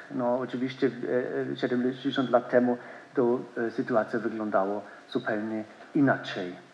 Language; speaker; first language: Polish; non-native, learner; German